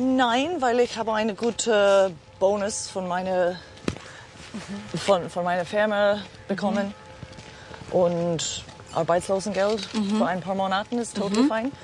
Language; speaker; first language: German; non-native, fluent; English